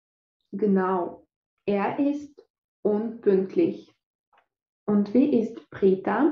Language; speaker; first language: German; non-native, fluent; Russian